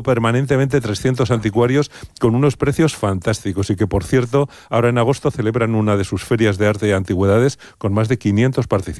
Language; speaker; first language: Spanish; native; Spanish